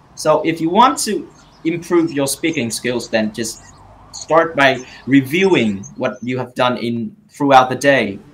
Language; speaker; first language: English; non-native, fluent; Vietnamese